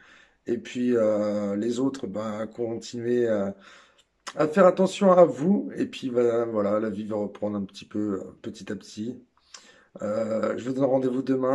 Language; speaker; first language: French; native; French